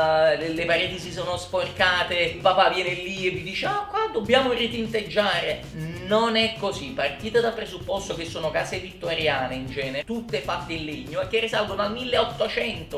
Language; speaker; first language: Italian; native; Italian